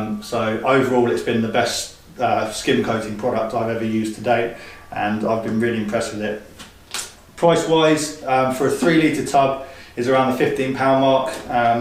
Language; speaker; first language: English; native; English